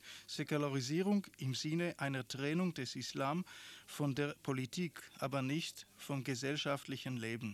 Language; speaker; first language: German; non-native, fluent; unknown